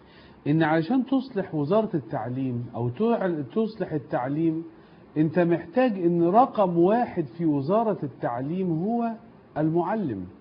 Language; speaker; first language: Arabic; native; Arabic